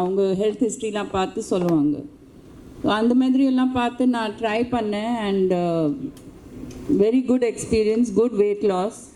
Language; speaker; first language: Tamil; non-native, local second language; Hindi